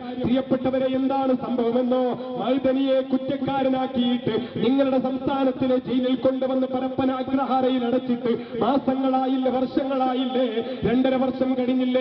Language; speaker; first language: Malayalam; native; Malayalam